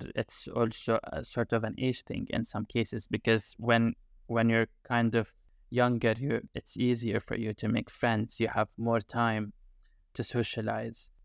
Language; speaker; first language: English; non-native, fluent; Arabic